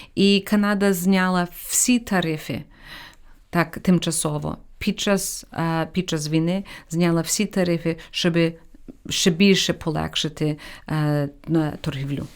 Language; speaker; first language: Ukrainian; early bilingual, heritage; Ukrainian